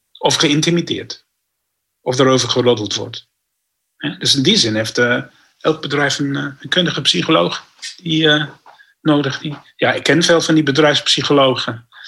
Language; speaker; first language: Dutch; non-native, fluent; English